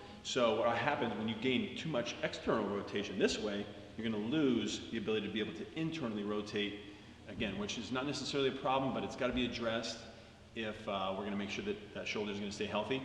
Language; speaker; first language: English; native; English